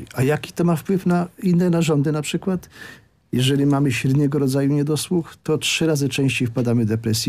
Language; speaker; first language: Polish; native; Polish